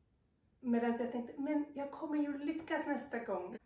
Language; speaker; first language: Swedish; non-native, fluent; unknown